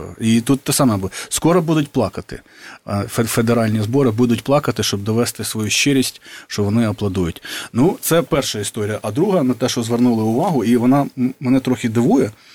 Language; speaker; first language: Ukrainian; native; Ukrainian